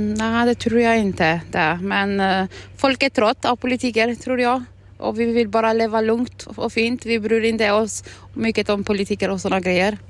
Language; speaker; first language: Swedish; non-native, fluent; Albanian